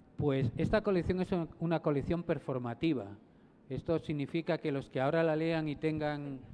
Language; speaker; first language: Spanish; native; Spanish